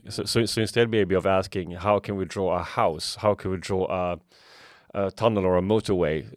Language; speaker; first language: English; non-native, fluent; Swedish